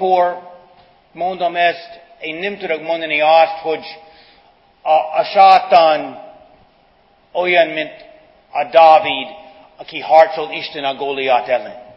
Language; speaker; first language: Hungarian; non-native, fluent; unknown